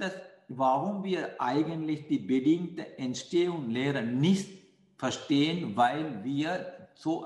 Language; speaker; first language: German; non-native, fluent; Sinhala